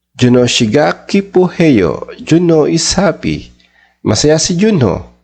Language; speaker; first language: Filipino; native; Filipino